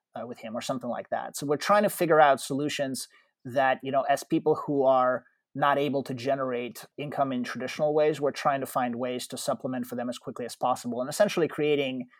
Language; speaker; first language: English; early bilingual, other home language; Russian